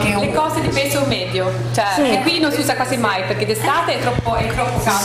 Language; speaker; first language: Italian; non-native, fluent; Swedish